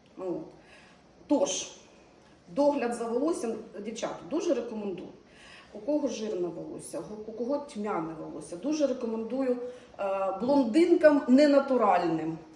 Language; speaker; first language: Ukrainian; non-native, local second language; Russian